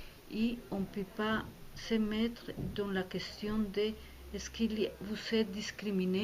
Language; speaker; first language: French; non-native, fluent; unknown